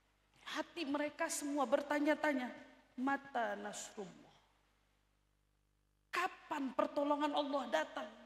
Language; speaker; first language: Indonesian; native; Indonesian